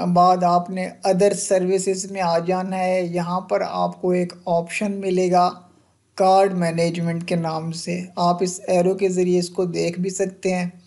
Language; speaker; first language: Hindi; non-native, local second language; Punjabi